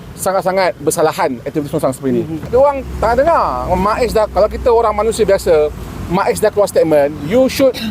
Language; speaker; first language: Malay; native; Malay